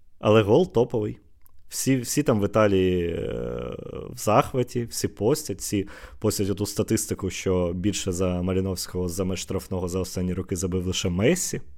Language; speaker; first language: Ukrainian; native; Ukrainian